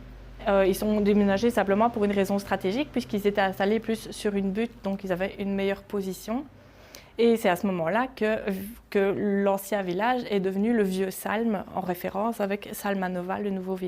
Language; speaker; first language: French; native; French